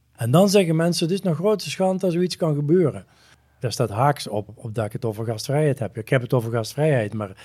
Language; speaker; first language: Dutch; native; Dutch